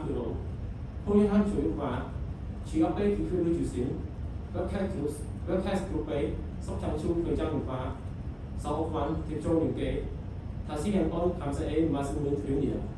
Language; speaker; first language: Korean; non-native, learner; Khmer